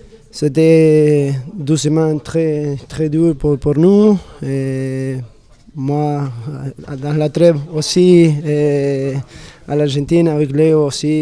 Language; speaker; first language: French; non-native, learner; Spanish